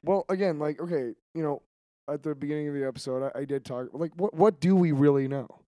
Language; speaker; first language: English; native; English